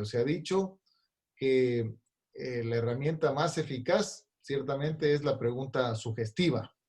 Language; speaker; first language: Spanish; native; Spanish